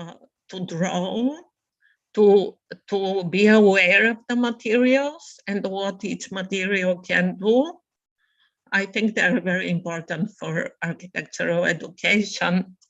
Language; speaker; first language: English; non-native, fluent; Bulgarian